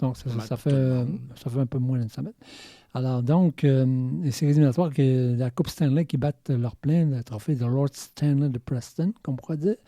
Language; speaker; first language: French; native; French